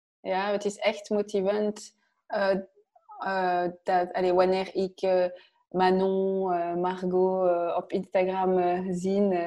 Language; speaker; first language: Dutch; non-native, learner; French